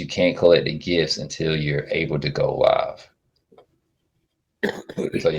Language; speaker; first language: English; native; English